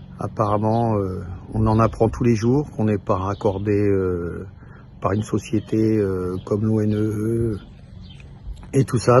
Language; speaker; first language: French; native; French